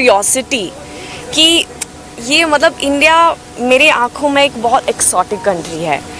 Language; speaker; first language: Hindi; non-native, fluent; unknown